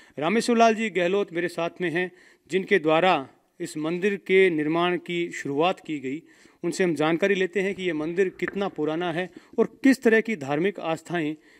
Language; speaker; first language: Hindi; native; Hindi